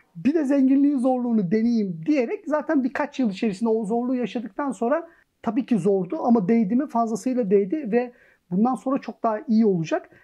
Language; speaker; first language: Turkish; early bilingual, heritage; Turkish